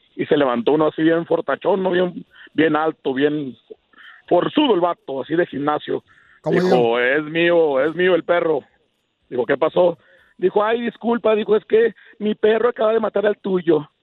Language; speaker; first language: Spanish; native; Spanish